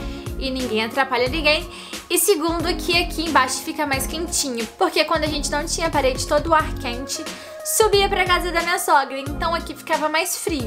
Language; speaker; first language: Portuguese; native; Portuguese